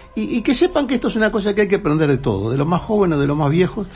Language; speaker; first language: Spanish; native; Spanish